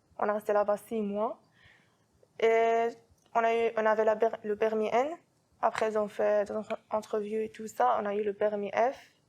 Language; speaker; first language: French; non-native, fluent; Arabic